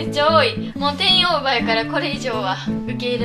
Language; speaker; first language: Japanese; native; Japanese